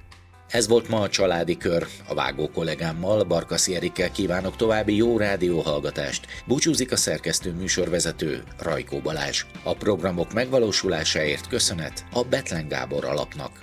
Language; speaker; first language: Hungarian; native; Hungarian